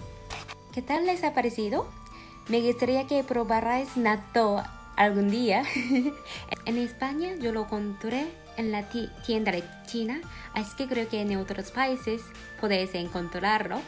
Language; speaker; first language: Spanish; non-native, fluent; Japanese